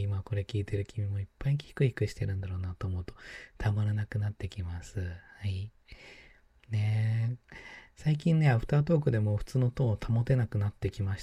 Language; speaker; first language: Japanese; native; Japanese